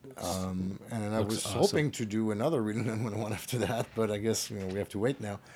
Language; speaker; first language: English; early bilingual, other home language; French